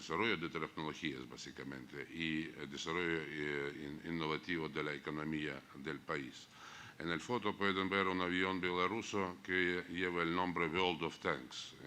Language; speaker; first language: Spanish; non-native, fluent; Russian